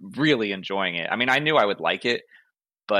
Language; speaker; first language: English; native; English